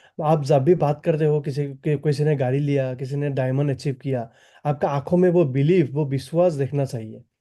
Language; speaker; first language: Hindi; non-native, local second language; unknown